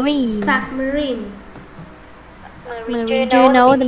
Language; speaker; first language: English; non-native, fluent; Vietnamese